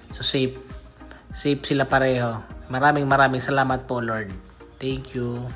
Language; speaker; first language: Filipino; non-native, local second language; Bikol